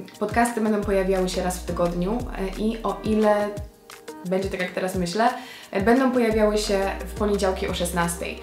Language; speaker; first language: Polish; native; Polish